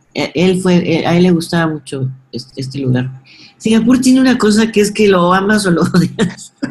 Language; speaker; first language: Spanish; native; Spanish